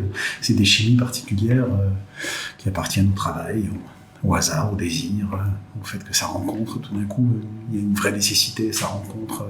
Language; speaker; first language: French; native; French